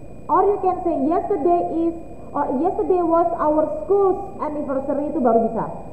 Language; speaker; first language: English; non-native, fluent; Indonesian